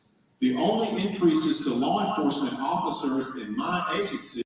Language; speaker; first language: English; native; English